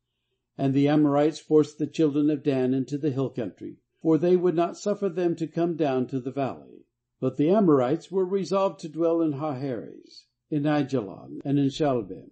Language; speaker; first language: English; native; English